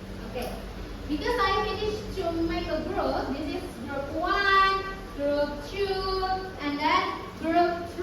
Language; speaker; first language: English; non-native, learner; Indonesian